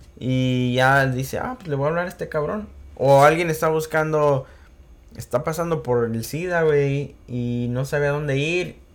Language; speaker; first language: Spanish; early bilingual, heritage; Spanish